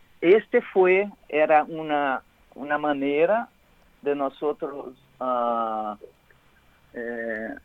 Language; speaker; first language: Spanish; non-native, learner; Portuguese